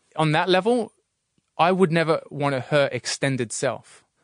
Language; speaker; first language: English; native; English